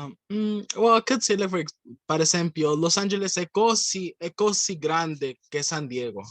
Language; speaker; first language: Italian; non-native, learner; English